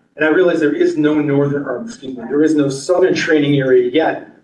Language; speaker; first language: English; native; English